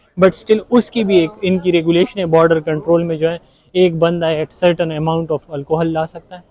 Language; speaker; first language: Urdu; native; Urdu